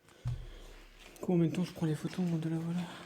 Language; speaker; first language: French; native; French